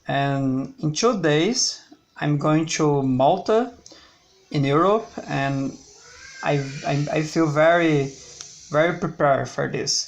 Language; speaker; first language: English; non-native, learner; Portuguese